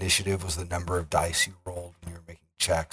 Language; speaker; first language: English; native; English